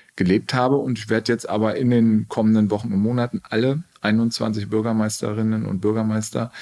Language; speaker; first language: German; native; German